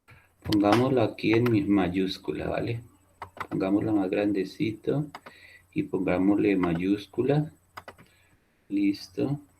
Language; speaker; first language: Spanish; native; Spanish